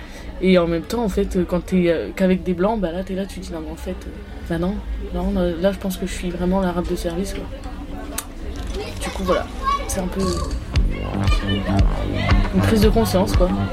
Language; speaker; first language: French; native; French